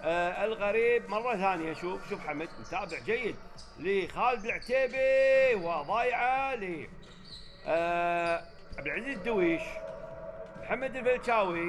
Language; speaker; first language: Arabic; native; Arabic